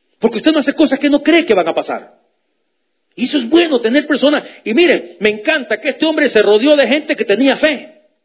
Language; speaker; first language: Spanish; native; Spanish